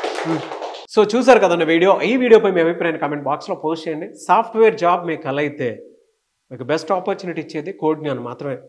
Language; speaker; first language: Telugu; native; Telugu